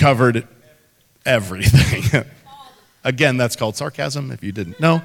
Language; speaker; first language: English; native; English